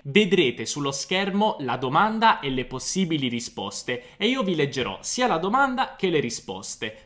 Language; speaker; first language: Italian; native; Italian